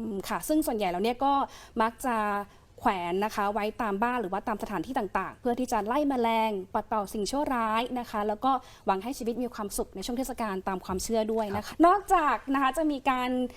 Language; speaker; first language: Thai; native; Thai